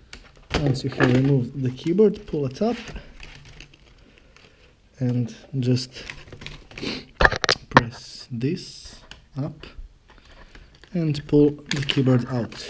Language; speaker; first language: English; non-native, fluent; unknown